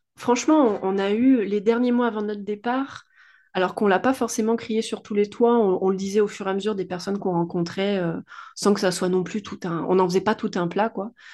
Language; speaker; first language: French; native; French